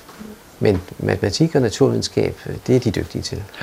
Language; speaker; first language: Danish; native; Danish